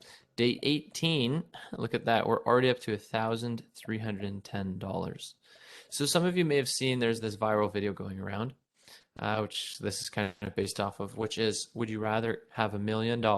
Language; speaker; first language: English; native; English